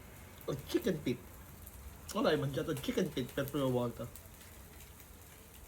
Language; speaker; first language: Italian; non-native, fluent; Filipino